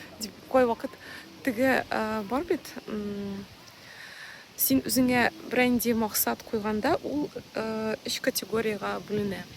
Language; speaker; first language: Tatar; non-native, local second language; Russian